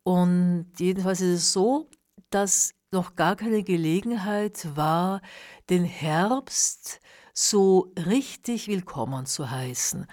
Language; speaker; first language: German; native; German